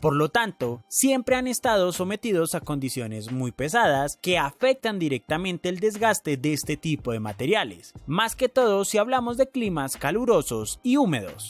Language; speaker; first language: Spanish; native; Spanish